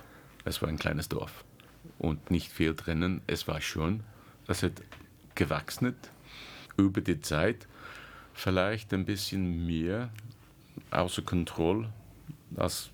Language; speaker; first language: German; non-native, learner; English